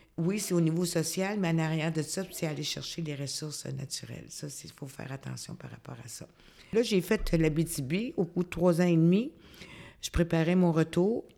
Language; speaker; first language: French; native; French